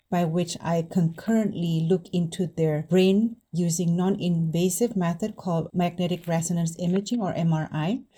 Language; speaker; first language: English; non-native, fluent; Indonesian